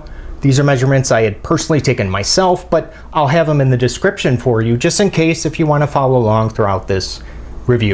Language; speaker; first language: English; native; English